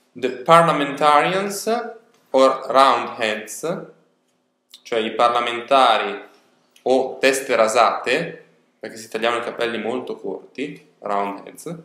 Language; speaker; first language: English; non-native, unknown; Italian